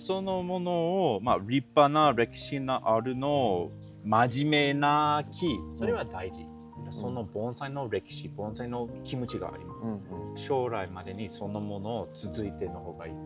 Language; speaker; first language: Japanese; non-native, learner; English